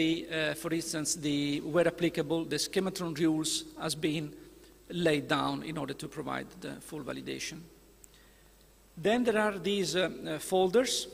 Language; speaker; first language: English; non-native, fluent; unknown